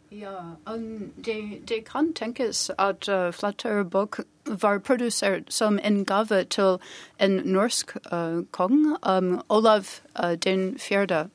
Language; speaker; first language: Norwegian; non-native, learner; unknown